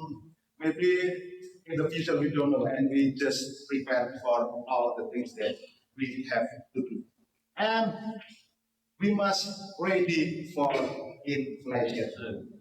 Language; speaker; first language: English; non-native, learner; Indonesian